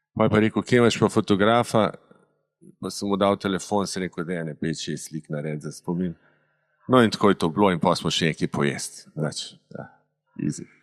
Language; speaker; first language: Slovenian; native; Slovenian